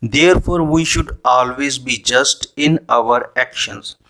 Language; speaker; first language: English; non-native, local second language; Punjabi